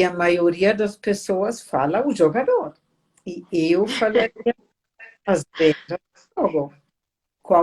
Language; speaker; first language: Portuguese; non-native, fluent; German